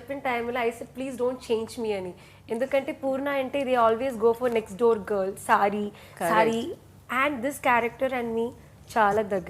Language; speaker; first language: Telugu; non-native, learner; Malayalam